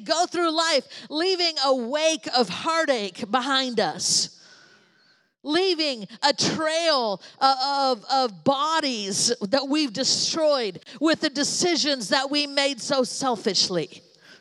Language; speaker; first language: English; native; English